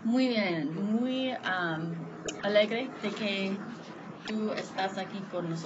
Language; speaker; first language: Spanish; non-native, fluent; English